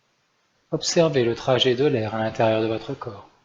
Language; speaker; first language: French; native; French